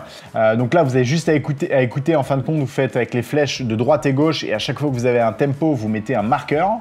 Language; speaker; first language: French; native; French